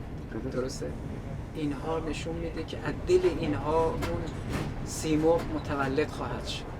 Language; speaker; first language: Persian; native; Persian